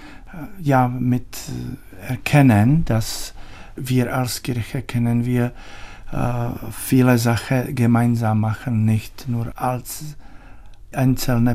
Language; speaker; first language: German; non-native, learner; Czech